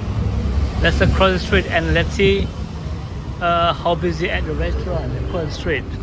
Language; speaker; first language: English; non-native, fluent; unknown